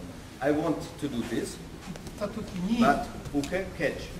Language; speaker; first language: English; non-native, learner; German